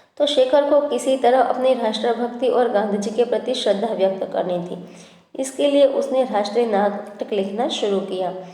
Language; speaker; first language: Hindi; non-native, local second language; Gujarati